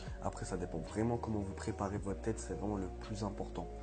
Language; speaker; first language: French; native; French